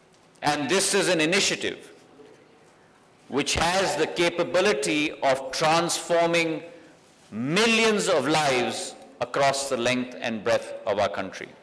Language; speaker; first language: English; non-native, local second language; Hindi